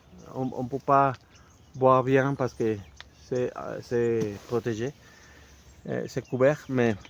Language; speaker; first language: French; non-native, fluent; Spanish